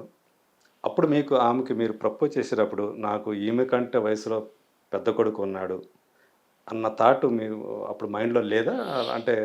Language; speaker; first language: Telugu; native; Telugu